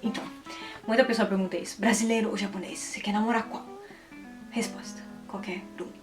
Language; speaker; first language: Portuguese; early bilingual, heritage; Portuguese